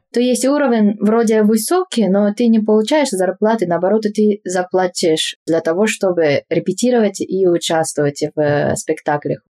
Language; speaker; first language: Russian; non-native, fluent; Japanese